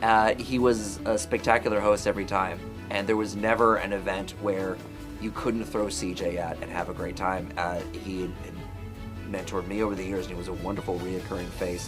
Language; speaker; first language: English; native; English